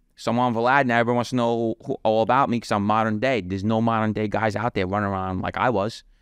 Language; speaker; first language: English; native; English